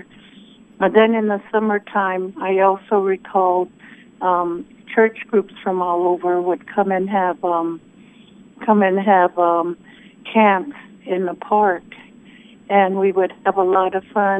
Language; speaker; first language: English; early bilingual, other home language; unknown